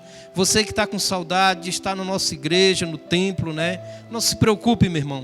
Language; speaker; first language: Portuguese; native; Portuguese